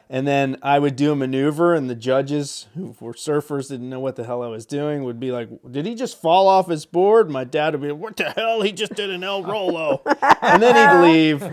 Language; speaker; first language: English; native; English